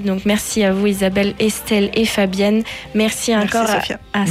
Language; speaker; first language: French; native; French